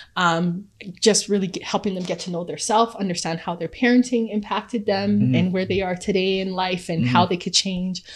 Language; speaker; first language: English; early bilingual, other home language; Akan